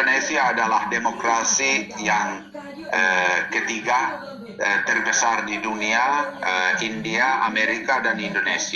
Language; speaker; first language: Indonesian; non-native, fluent; Finnish